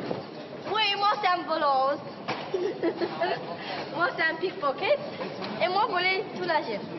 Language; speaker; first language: French; non-native, learner; Romanian